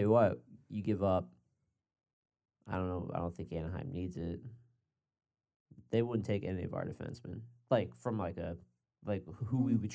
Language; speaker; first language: English; native; English